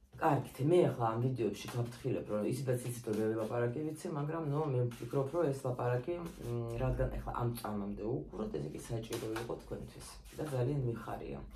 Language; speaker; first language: Georgian; non-native, local second language; Russian